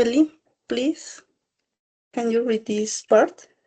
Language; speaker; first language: English; non-native, learner; Spanish